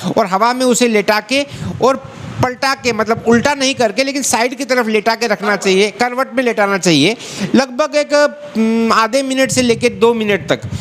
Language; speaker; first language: Hindi; native; Hindi